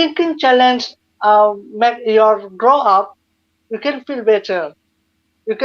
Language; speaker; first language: English; non-native, learner; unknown